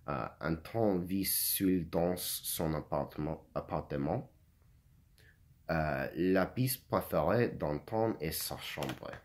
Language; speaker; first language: French; non-native, learner; English